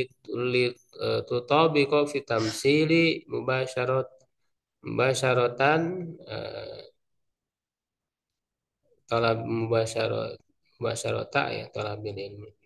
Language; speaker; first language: Arabic; non-native, fluent; Indonesian